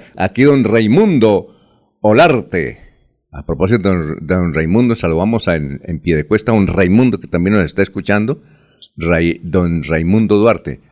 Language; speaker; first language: Spanish; native; Spanish